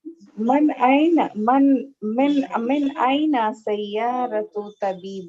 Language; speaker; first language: Arabic; non-native, learner; English